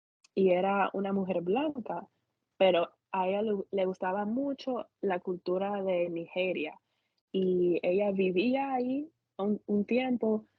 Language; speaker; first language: Spanish; non-native, fluent; English